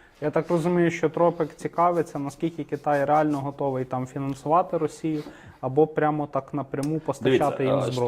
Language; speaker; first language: Ukrainian; native; Ukrainian